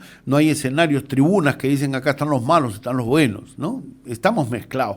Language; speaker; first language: Spanish; native; Spanish